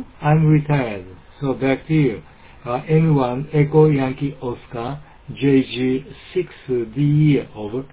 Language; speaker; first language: English; non-native, learner; Japanese